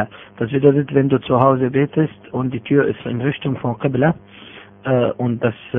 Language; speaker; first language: German; non-native, fluent; Arabic